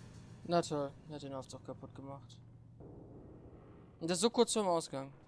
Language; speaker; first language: German; native; German